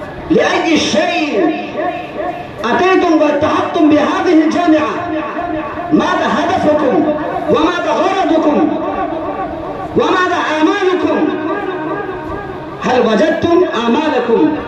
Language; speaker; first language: Arabic; non-native, fluent; Urdu